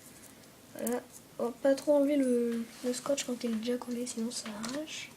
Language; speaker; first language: French; native; French